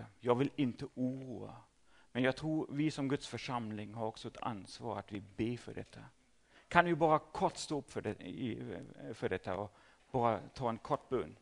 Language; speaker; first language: Swedish; non-native, fluent; German